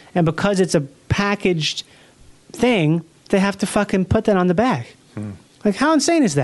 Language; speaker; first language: English; native; English